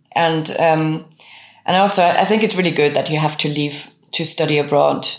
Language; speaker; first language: English; non-native, fluent; French